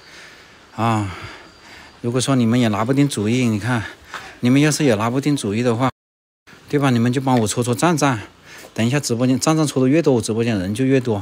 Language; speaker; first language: Chinese; native; Chinese